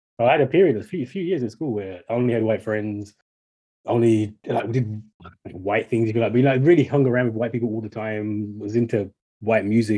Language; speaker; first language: English; native; English